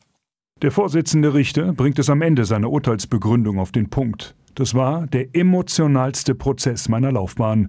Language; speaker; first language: German; native; German